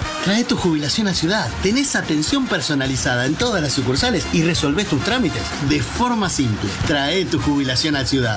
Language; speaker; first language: Spanish; native; Spanish